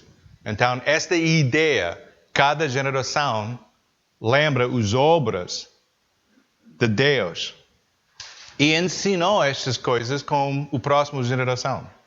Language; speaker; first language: Portuguese; non-native, learner; English